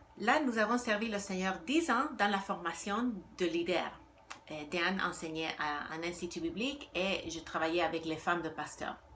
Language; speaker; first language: French; non-native, fluent; Spanish